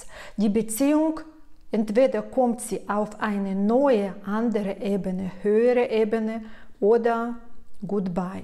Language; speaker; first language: German; non-native, fluent; Russian